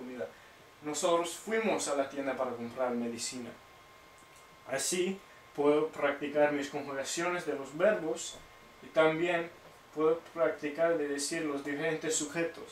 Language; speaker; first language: Spanish; non-native, fluent; English